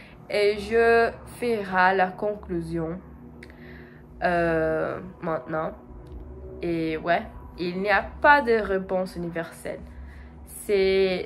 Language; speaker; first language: French; non-native, learner; Portuguese